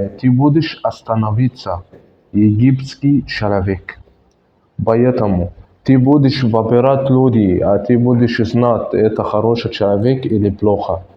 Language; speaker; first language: Russian; non-native, learner; Arabic